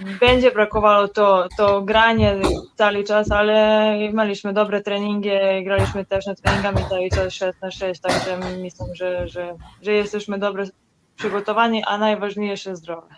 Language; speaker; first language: Polish; non-native, learner; Serbian